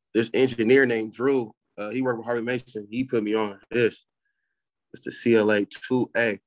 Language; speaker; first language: English; native; English